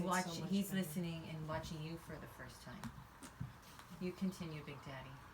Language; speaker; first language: English; early bilingual, other home language; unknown